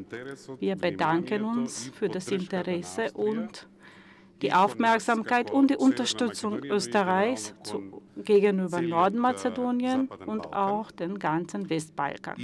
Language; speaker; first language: German; non-native, fluent; Macedonian